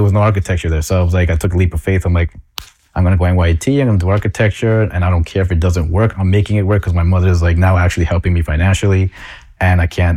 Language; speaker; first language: English; non-native, local second language; Spanish